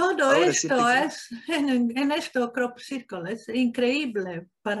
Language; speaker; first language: Spanish; non-native, learner; Italian